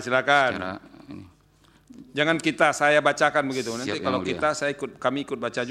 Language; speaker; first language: Indonesian; native; Indonesian